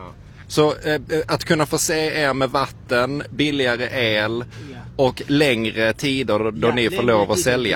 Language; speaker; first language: Swedish; native; Swedish